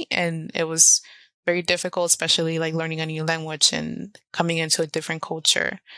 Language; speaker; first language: English; early bilingual, other home language; Spanish